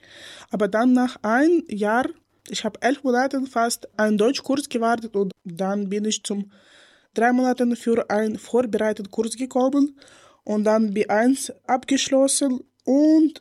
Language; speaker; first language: German; non-native, learner; Ukrainian